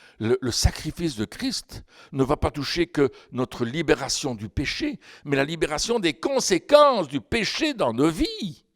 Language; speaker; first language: French; native; French